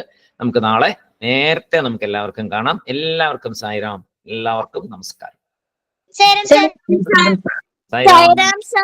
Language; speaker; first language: Malayalam; native; Malayalam